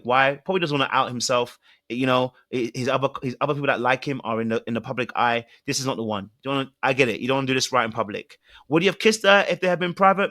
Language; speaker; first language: English; native; English